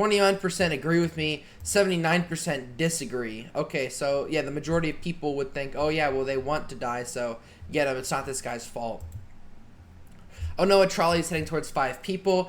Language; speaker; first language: English; native; English